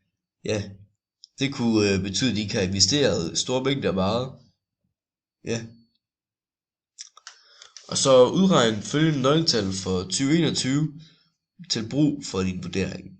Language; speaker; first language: Danish; native; Danish